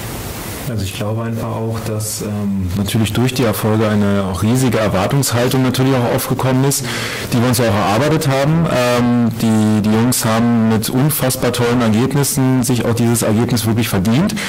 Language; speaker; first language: German; native; German